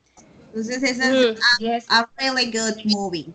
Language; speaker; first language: English; non-native, learner; Spanish